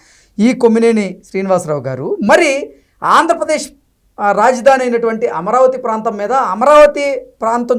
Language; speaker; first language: Telugu; native; Telugu